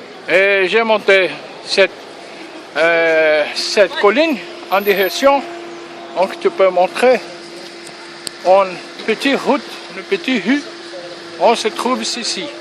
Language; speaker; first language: French; non-native, learner; Portuguese